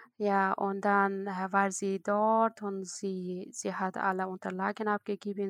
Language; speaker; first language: German; non-native, learner; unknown